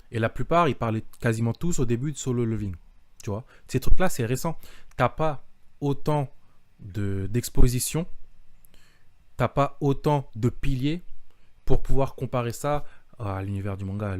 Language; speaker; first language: French; native; French